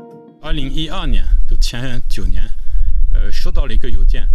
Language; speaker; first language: Chinese; non-native, fluent; French